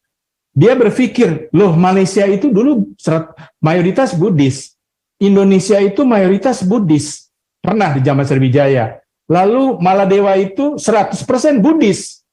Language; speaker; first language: Indonesian; native; Indonesian